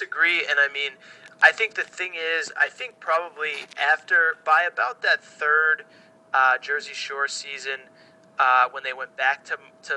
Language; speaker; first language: English; native; English